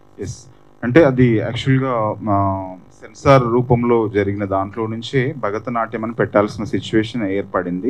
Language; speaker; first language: Telugu; native; Telugu